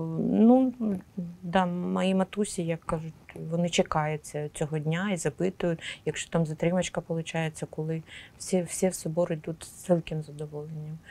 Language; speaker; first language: Ukrainian; non-native, local second language; Russian